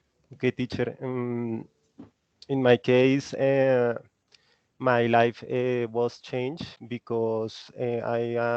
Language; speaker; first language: English; non-native, learner; Spanish